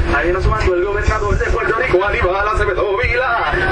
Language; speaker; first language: Spanish; native; Spanish